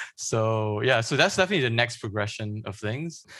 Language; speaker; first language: English; non-native, local second language; Chinese